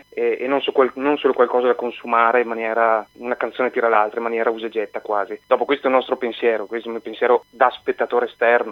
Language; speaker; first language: Italian; native; Italian